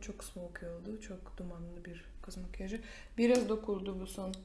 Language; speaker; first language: Turkish; non-native, fluent; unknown